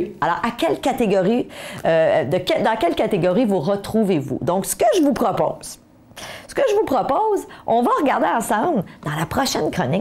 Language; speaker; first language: French; native; French